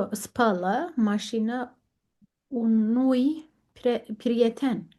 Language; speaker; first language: Romanian; non-native, learner; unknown